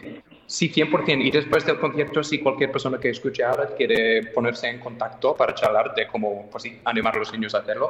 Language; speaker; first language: Spanish; non-native, fluent; English